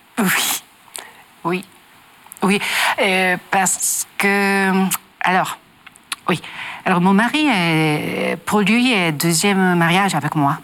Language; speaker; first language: French; non-native, learner; Japanese